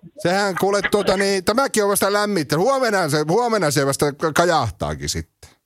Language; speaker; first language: Finnish; native; Finnish